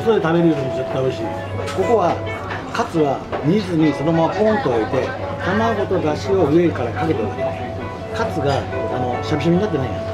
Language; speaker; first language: Japanese; native; Japanese